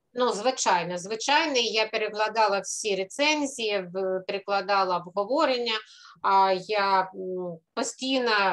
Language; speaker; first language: Ukrainian; non-native, fluent; Russian